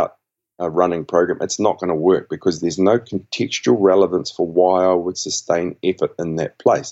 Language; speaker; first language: English; native; English